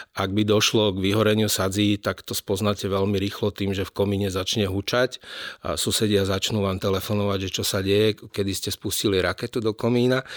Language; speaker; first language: Slovak; native; Slovak